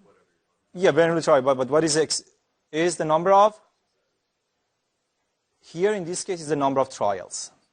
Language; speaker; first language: English; non-native, fluent; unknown